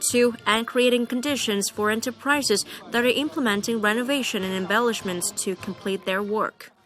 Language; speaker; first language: English; non-native, fluent; Vietnamese